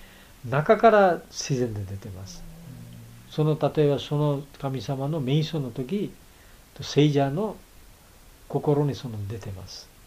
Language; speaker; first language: Japanese; non-native, learner; Bangla